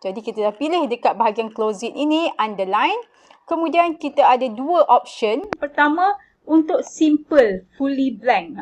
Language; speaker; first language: Malay; native; Malay